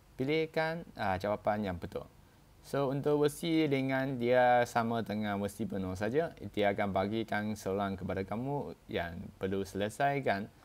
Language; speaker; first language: Malay; non-native, local second language; Chinese